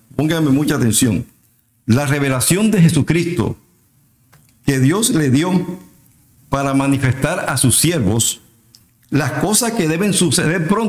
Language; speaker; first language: Spanish; native; Spanish